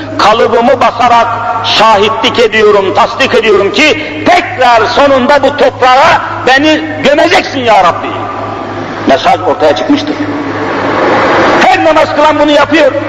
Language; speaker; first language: Turkish; native; Turkish